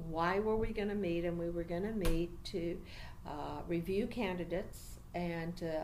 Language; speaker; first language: English; native; English